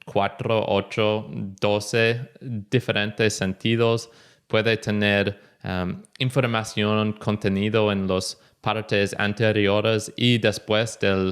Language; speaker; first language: Spanish; non-native, fluent; English